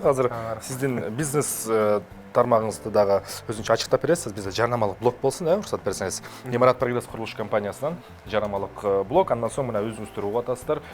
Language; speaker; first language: Kyrgyz; native; Kyrgyz